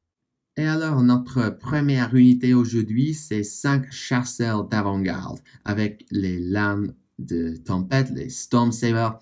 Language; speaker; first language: French; non-native, fluent; English